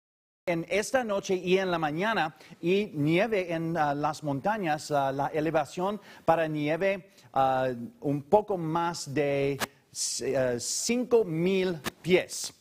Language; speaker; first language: Spanish; non-native, fluent; English